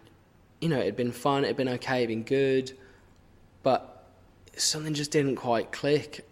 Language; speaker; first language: English; native; English